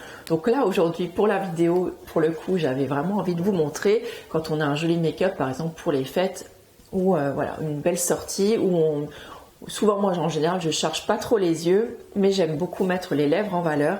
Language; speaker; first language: French; native; French